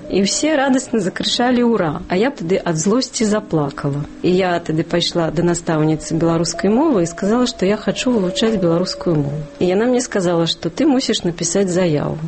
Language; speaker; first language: Belarusian; non-native, local second language; Russian